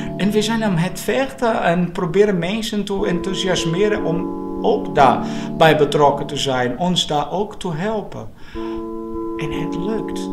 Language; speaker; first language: Dutch; non-native, fluent; Portuguese